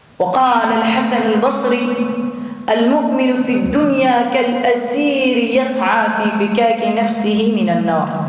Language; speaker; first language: Arabic; non-native, fluent; Urdu